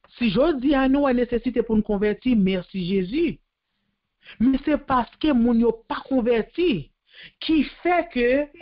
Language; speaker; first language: French; native; French